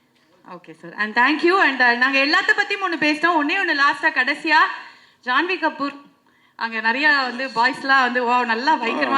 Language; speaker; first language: Tamil; native; Tamil